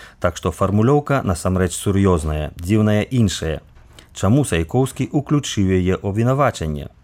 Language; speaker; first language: Belarusian; native; Belarusian